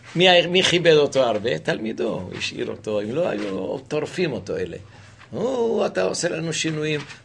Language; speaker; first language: Hebrew; native; Hebrew